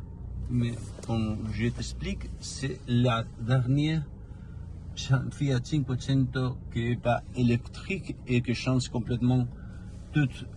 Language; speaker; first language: French; non-native, learner; Spanish